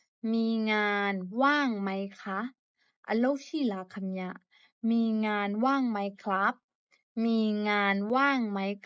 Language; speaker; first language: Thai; non-native, fluent; Burmese